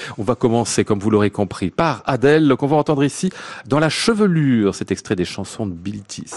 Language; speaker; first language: French; native; French